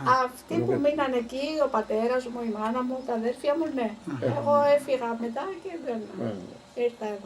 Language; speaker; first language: Greek; early bilingual, heritage; Greek